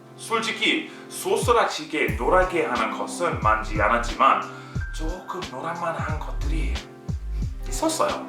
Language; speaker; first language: Korean; non-native, fluent; English